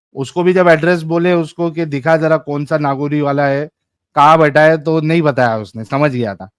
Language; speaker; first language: Hindi; native; Hindi